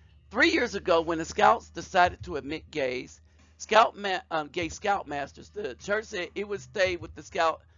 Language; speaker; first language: English; native; English